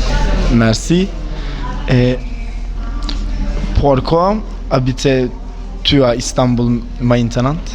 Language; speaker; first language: French; non-native, learner; Turkish